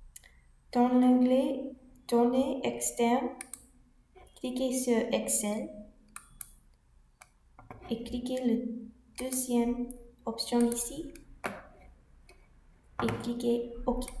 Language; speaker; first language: French; non-native, learner; English